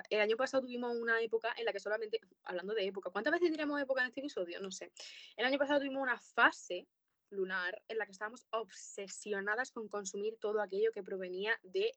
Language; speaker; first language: Spanish; native; Spanish